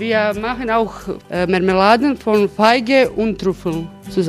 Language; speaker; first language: German; non-native, learner; Croatian